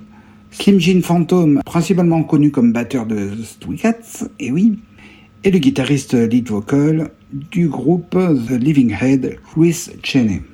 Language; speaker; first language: French; native; French